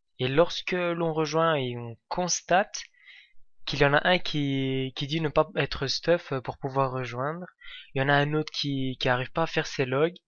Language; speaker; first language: French; native; French